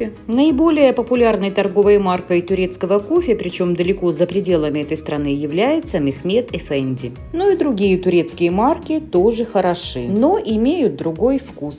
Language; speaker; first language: Russian; native; Russian